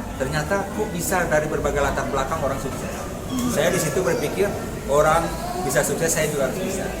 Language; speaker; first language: Indonesian; non-native, local second language; Minangkabau